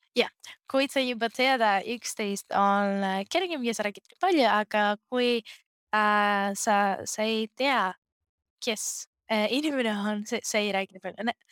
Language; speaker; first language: Estonian; non-native, learner; Greek